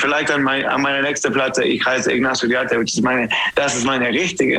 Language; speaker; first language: German; non-native, fluent; English